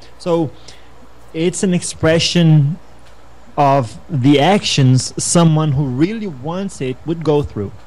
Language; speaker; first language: English; non-native, fluent; Portuguese